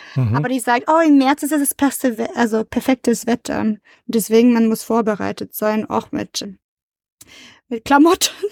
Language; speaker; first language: German; non-native, learner; French